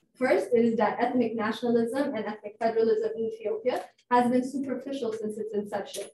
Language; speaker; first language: English; non-native, fluent; Amharic